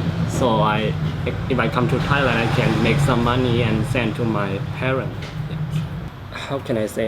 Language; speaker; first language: English; non-native, learner; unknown